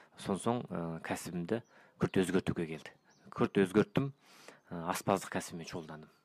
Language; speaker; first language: Kazakh; early bilingual, heritage; Kazakh